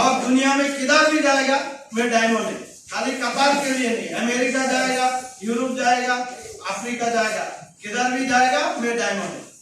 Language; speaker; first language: Hindi; non-native, fluent; Bangla